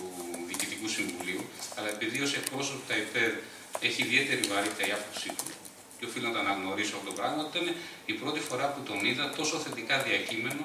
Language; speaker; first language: Greek; native; Greek